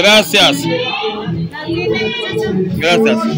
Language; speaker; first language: Spanish; non-native, learner; Turkish